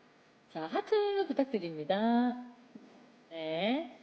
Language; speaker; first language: Korean; native; Korean